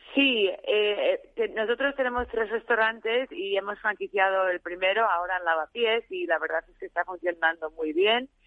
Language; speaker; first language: Spanish; early bilingual, heritage; Spanish